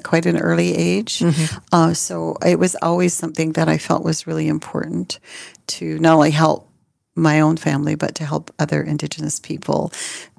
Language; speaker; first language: English; native; English